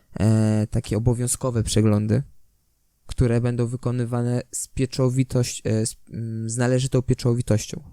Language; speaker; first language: Polish; native; Polish